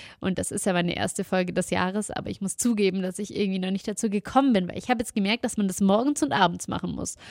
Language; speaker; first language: German; native; German